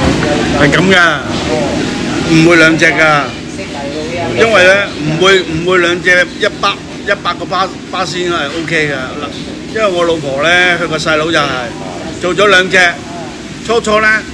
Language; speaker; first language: Cantonese; native; Cantonese